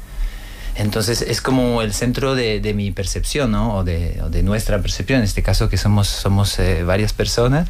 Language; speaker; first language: Spanish; non-native, fluent; Portuguese